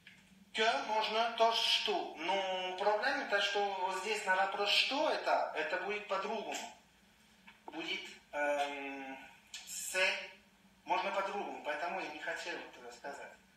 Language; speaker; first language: Russian; non-native, learner; French